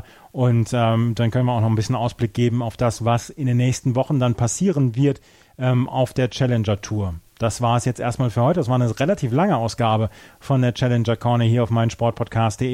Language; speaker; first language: German; native; German